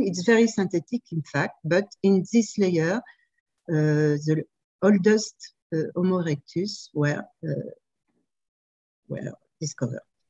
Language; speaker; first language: English; non-native, fluent; French